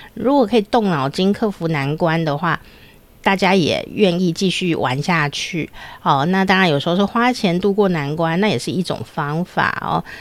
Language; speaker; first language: Chinese; native; Chinese